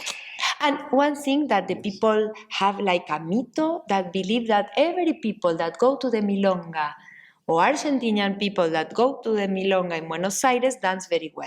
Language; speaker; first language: English; non-native, learner; Spanish